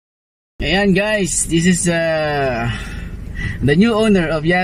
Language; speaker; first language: English; non-native, local second language; Filipino